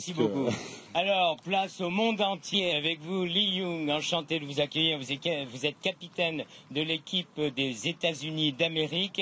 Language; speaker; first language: French; native; French